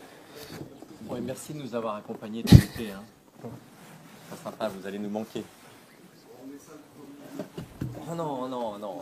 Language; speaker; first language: French; native; French